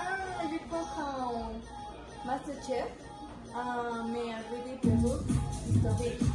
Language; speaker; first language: French; non-native, learner; Spanish